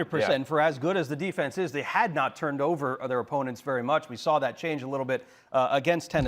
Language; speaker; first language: English; native; English